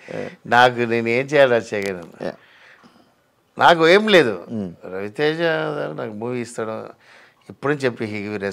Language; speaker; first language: Telugu; non-native, local second language; Tamil